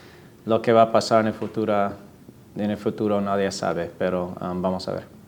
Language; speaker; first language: Spanish; non-native, fluent; English